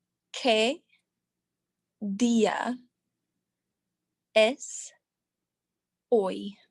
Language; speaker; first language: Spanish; non-native, learner; English